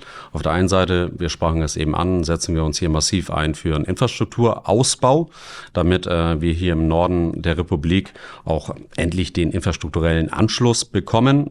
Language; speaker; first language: German; native; German